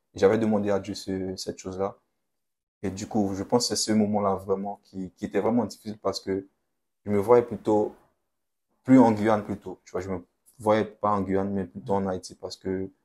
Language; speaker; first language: French; non-native, local second language; Haitian Creole